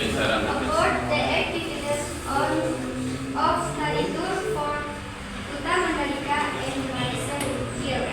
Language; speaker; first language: English; non-native, learner; Indonesian